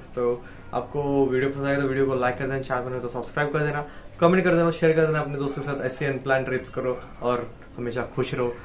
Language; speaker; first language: Hindi; non-native, local second language; Marathi